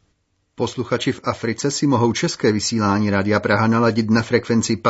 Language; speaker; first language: Czech; native; Czech